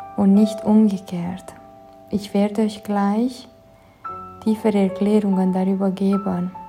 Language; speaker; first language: German; non-native, fluent; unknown